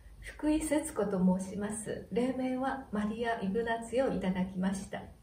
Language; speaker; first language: Japanese; native; Japanese